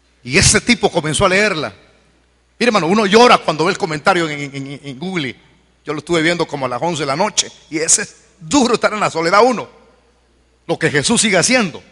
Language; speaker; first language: Spanish; native; Spanish